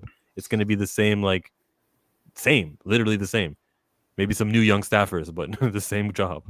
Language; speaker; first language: English; native; English